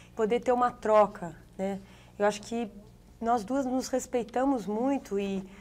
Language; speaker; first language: Portuguese; native; Portuguese